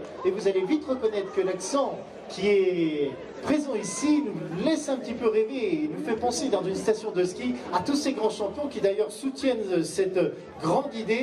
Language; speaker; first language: French; native; French